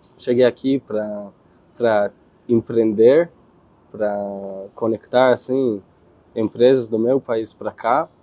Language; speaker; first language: Portuguese; non-native, fluent; Hebrew